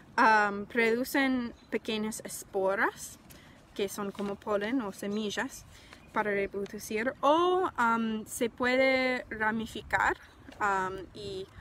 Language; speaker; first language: Spanish; non-native, fluent; English